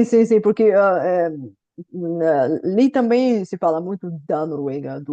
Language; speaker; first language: Portuguese; non-native, fluent; Bulgarian